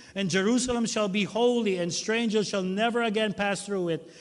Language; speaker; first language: English; non-native, local second language; Filipino